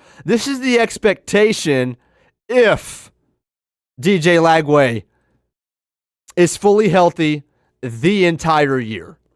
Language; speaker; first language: English; native; English